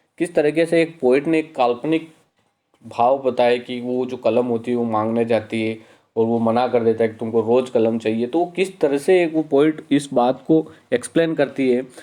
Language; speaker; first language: Hindi; native; Hindi